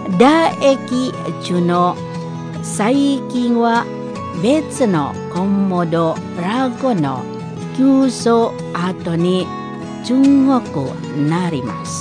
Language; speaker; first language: Japanese; non-native, fluent; Indonesian